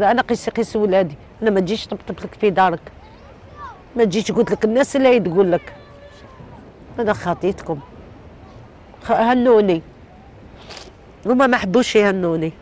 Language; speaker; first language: Arabic; native; Arabic